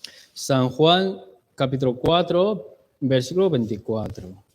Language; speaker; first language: Spanish; non-native, learner; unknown